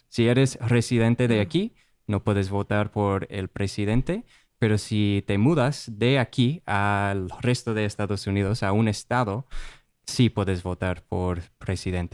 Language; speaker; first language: Spanish; non-native, fluent; English